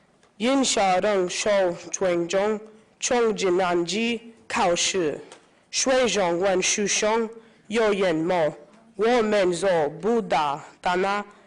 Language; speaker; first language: Chinese; non-native, learner; English